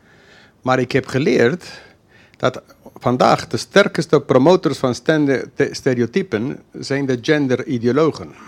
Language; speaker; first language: Dutch; non-native, fluent; English